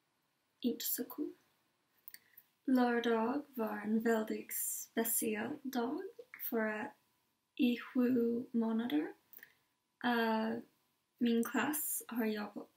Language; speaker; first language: Swedish; non-native, learner; English